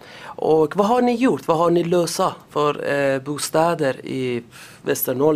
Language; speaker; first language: Swedish; non-native, learner; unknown